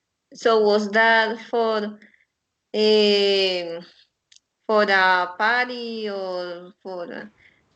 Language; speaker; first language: English; non-native, learner; Spanish